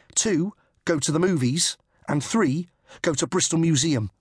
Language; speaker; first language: English; native; English